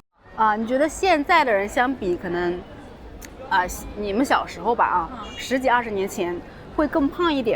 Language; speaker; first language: Chinese; native; Chinese